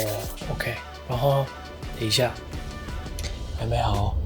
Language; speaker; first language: Chinese; non-native, learner; English